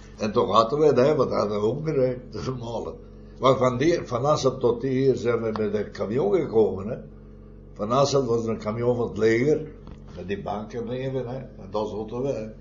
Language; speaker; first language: Dutch; non-native, fluent; Italian